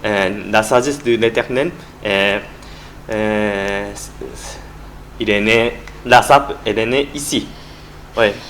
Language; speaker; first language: French; non-native, learner; Japanese